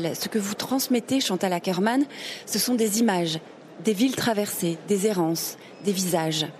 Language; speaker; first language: French; native; French